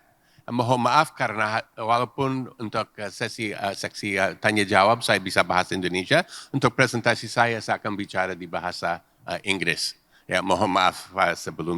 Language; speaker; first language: Indonesian; non-native, fluent; English